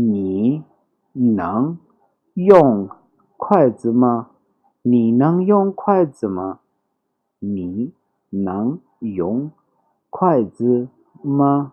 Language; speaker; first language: Chinese; non-native, fluent; Urdu